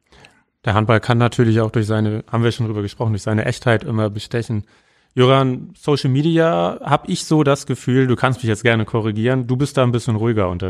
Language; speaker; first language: German; native; German